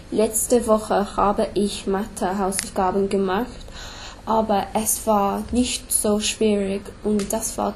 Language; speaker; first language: German; non-native, learner; English